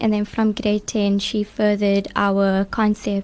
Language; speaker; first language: English; native; English